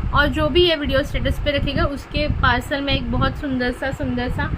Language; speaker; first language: Hindi; non-native, local second language; Marathi